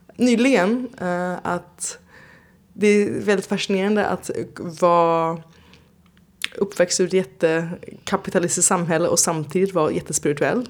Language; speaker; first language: Swedish; early bilingual, other home language; Persian